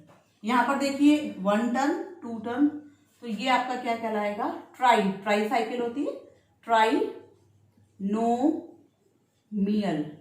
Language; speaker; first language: Hindi; native; Hindi